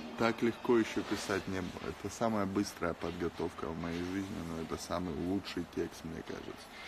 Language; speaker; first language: Russian; native; Russian